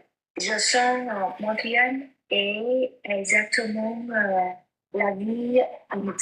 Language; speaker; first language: French; non-native, learner; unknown